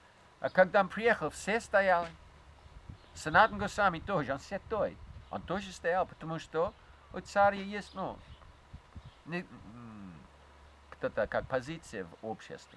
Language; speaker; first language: Russian; non-native, fluent; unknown